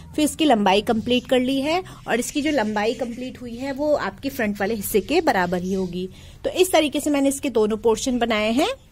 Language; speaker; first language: Hindi; native; Hindi